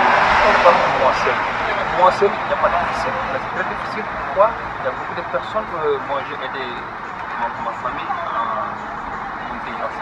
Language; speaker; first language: French; non-native, learner; Wolof